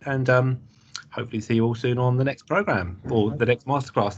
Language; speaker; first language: English; native; English